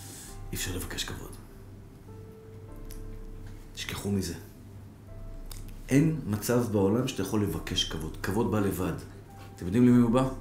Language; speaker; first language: Hebrew; native; Hebrew